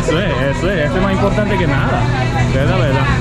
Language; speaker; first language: Spanish; non-native, learner; Japanese